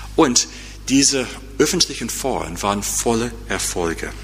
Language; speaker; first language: German; non-native, fluent; English